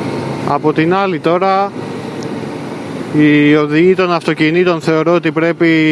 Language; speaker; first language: Greek; native; Greek